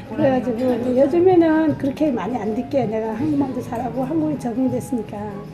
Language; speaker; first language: Korean; non-native, fluent; Nepali